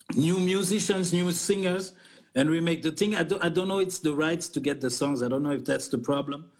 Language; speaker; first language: English; non-native, fluent; Portuguese